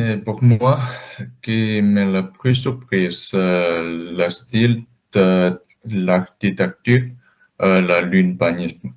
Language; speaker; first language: French; non-native, learner; Chinese